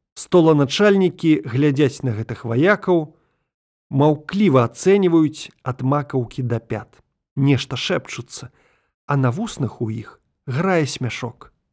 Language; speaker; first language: Belarusian; native; Belarusian